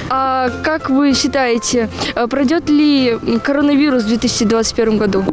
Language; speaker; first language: Russian; native; Russian